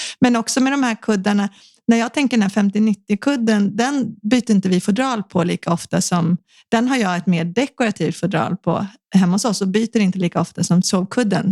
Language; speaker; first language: Swedish; native; Swedish